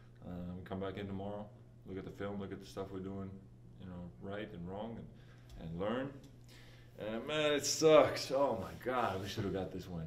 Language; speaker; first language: English; non-native, fluent; Latvian